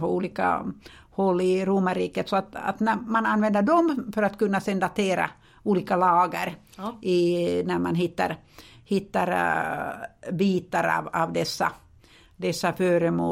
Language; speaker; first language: Swedish; non-native, fluent; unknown